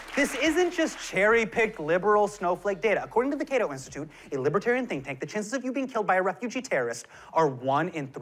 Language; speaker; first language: English; native; English